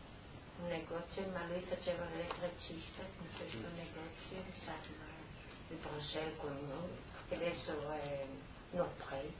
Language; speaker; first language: Italian; non-native, local second language; Friulian